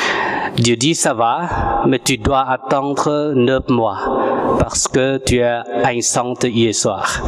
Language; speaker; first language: French; non-native, fluent; Vietnamese